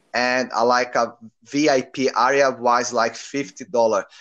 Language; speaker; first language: English; non-native, learner; Portuguese